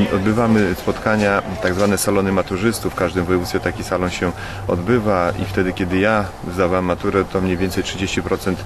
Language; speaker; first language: Polish; native; Polish